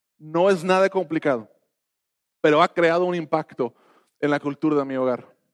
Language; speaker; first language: Spanish; non-native, fluent; English